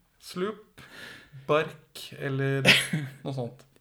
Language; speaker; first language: Norwegian; native; Norwegian